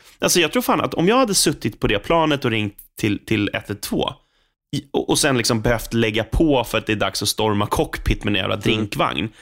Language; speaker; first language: Swedish; native; Swedish